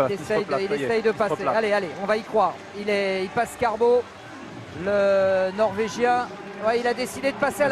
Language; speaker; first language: French; native; French